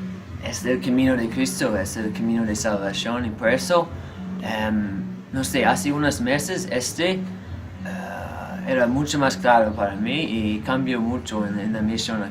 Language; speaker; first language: Spanish; non-native, fluent; English